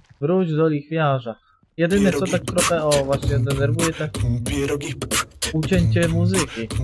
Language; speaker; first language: Polish; native; Polish